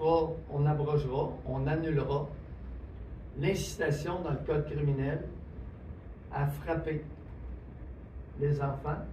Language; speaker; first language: French; native; French